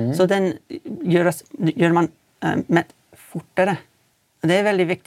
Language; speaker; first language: Norwegian; non-native, fluent; English